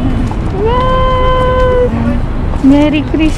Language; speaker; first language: Japanese; non-native, learner; English